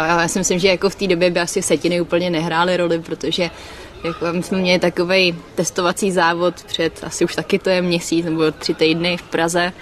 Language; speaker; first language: Czech; native; Czech